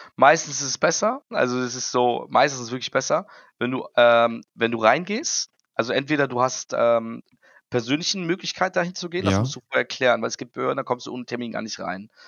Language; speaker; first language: German; native; German